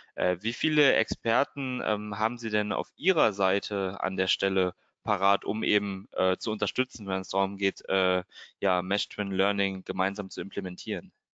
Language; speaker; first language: German; native; German